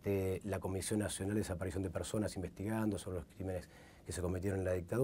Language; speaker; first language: Spanish; native; Spanish